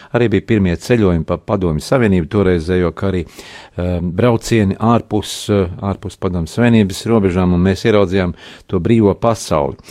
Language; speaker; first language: Latvian; native; Latvian